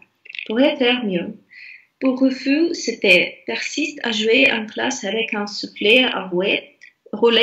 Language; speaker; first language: French; non-native, learner; Russian